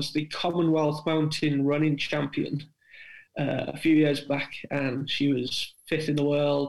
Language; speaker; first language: English; native; English